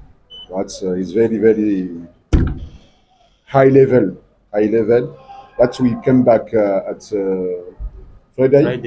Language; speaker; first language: English; non-native, learner; French